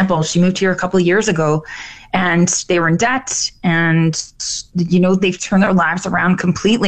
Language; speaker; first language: English; native; English